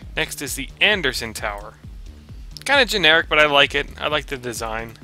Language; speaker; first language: English; native; English